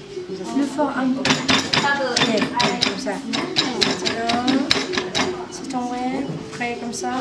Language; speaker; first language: French; non-native, learner; Thai